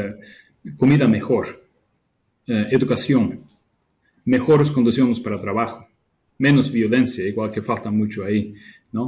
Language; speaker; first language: Spanish; non-native, fluent; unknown